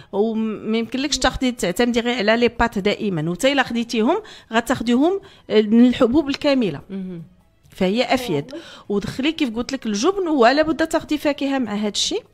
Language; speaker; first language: Arabic; native; Arabic